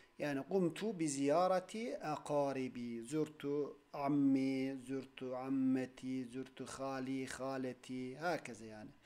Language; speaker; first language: Arabic; non-native, fluent; Turkish